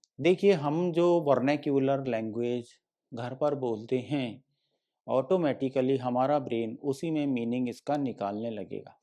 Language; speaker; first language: Hindi; native; Hindi